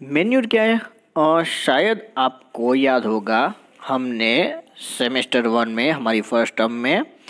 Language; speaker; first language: Hindi; non-native, local second language; Gujarati